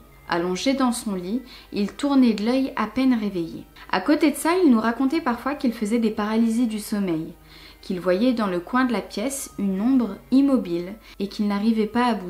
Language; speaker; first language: French; native; French